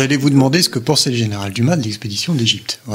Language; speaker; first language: French; native; French